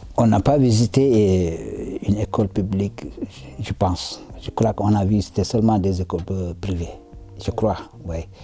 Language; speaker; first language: French; non-native, local second language; Wolof